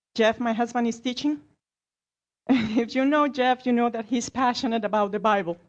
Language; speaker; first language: English; non-native, fluent; Spanish